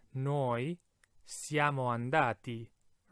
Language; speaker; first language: Italian; non-native, fluent; English